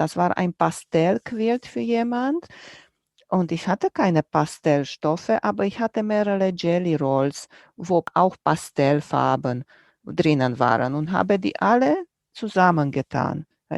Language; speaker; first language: German; non-native, fluent; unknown